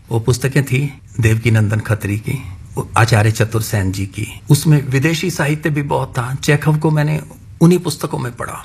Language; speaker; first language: Hindi; non-native, local second language; Punjabi